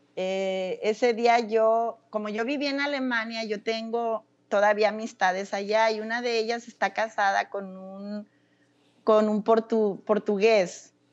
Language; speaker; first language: Spanish; native; Spanish